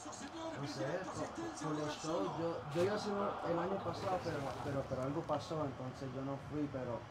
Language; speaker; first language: Spanish; early bilingual, heritage; Spanish